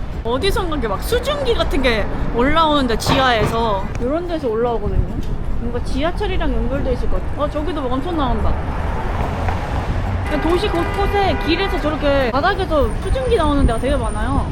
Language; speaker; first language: Korean; early bilingual, heritage; Korean